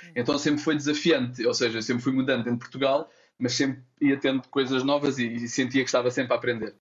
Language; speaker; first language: Portuguese; native; Portuguese